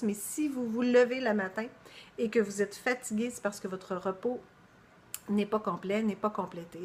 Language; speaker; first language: French; native; French